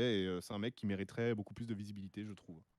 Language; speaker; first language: French; native; French